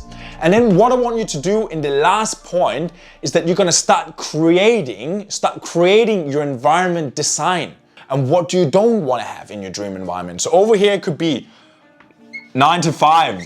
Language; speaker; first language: English; non-native, fluent; Danish